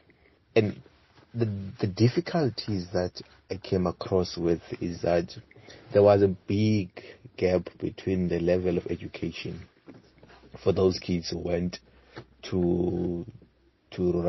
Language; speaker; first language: English; non-native, local second language; Xhosa